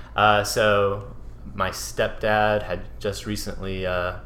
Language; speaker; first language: English; native; English